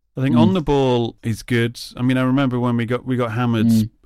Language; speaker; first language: English; native; English